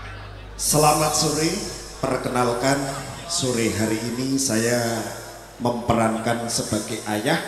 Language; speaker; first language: Indonesian; non-native, local second language; Javanese